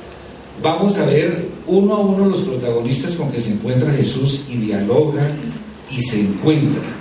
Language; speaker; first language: Spanish; native; Spanish